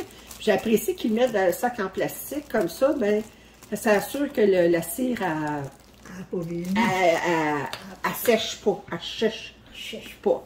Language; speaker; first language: French; native; French